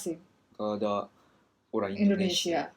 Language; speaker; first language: Indonesian; non-native, learner; Japanese